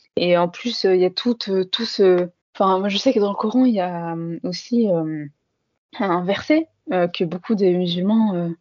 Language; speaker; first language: French; native; French